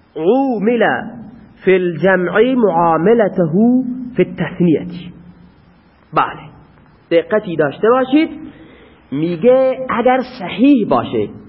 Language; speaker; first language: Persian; non-native, local second language; Baluchi